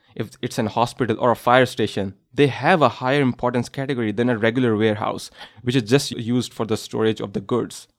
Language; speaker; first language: English; non-native, local second language; Urdu